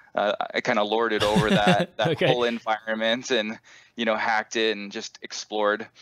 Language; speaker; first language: English; native; English